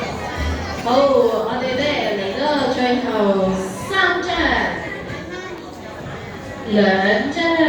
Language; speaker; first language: Cantonese; native; Cantonese